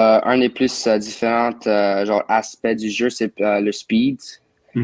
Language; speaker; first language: French; non-native, local second language; English